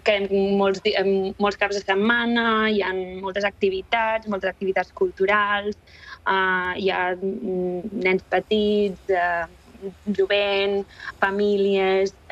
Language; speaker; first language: Catalan; early bilingual, other home language; Bulgarian